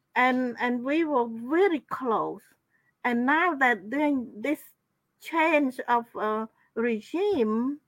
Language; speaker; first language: English; non-native, fluent; Khmer